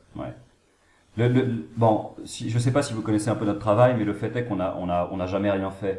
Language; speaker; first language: French; native; French